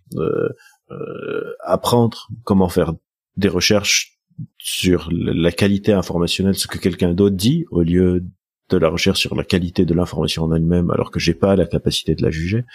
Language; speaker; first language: French; non-native, local second language; Arabic